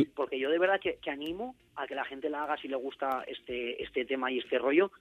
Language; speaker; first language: Spanish; native; Spanish